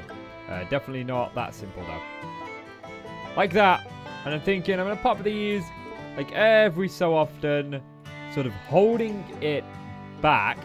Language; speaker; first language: English; native; English